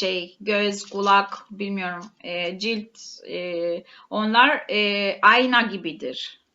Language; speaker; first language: Turkish; non-native, learner; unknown